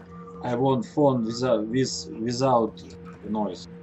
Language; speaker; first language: English; non-native, learner; Russian